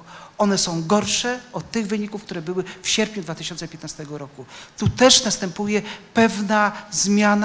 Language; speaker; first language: Polish; native; Polish